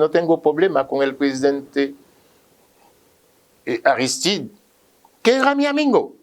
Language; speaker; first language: Spanish; non-native, fluent; French